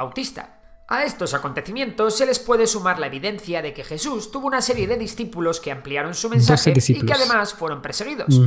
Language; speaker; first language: Spanish; native; Spanish